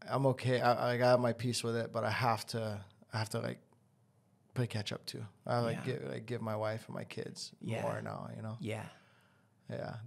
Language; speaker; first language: English; native; English